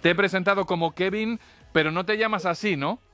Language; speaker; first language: Spanish; native; Spanish